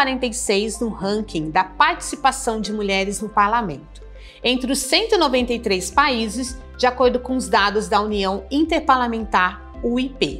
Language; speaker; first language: Portuguese; native; Portuguese